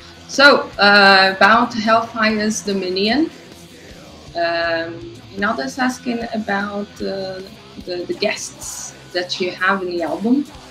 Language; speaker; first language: English; non-native, fluent; Portuguese